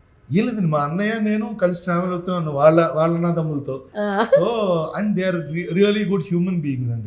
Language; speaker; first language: Telugu; native; Telugu